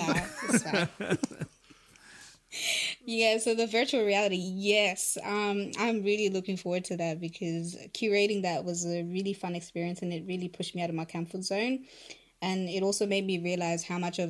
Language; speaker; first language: English; non-native, local second language; Shona